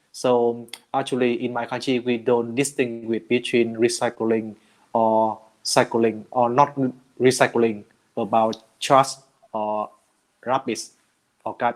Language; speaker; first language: English; non-native, learner; Vietnamese